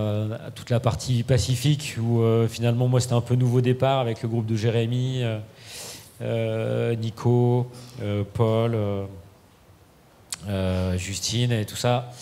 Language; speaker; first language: French; native; French